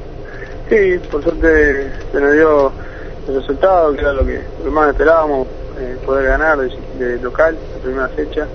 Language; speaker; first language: Spanish; native; Spanish